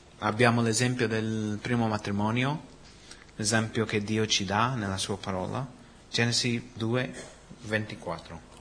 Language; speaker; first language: Italian; non-native, fluent; Spanish